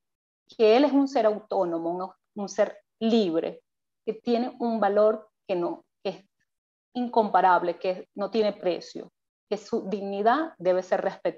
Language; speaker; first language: Spanish; native; Spanish